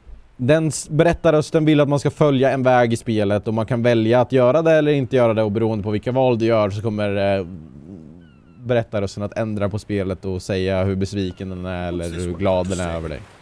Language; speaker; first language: Swedish; native; Swedish